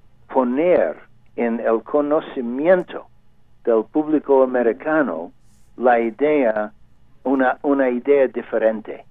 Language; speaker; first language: Spanish; non-native, learner; English